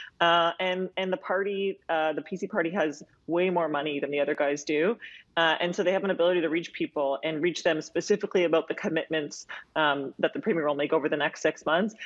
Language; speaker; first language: English; native; English